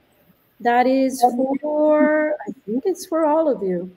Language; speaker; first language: English; native; English